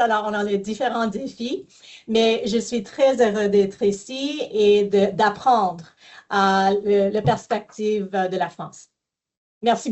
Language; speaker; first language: French; non-native, fluent; English